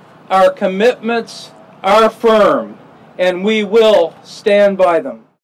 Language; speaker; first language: English; native; English